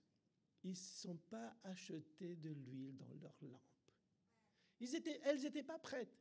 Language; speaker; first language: French; non-native, fluent; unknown